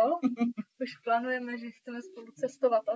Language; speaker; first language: Czech; early bilingual, heritage; Czech